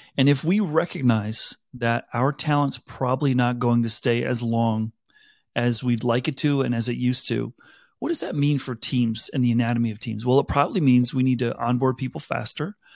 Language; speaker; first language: English; native; English